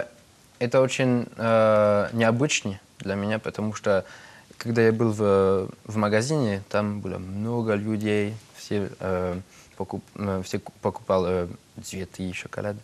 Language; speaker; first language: Russian; non-native, learner; French